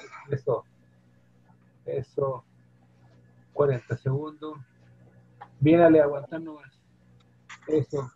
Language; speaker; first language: Spanish; native; Spanish